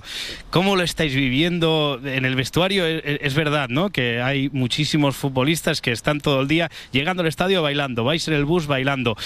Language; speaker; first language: Spanish; native; Spanish